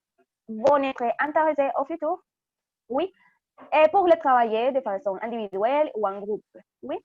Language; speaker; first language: French; non-native, fluent; Spanish